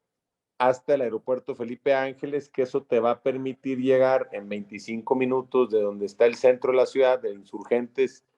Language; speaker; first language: Spanish; native; Spanish